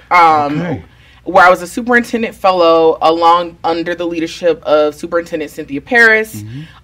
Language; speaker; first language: English; native; English